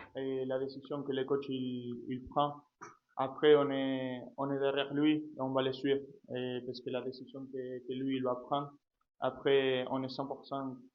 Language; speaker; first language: French; non-native, fluent; Spanish